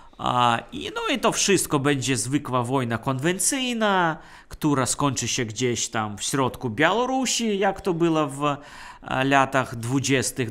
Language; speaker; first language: Polish; non-native, fluent; Russian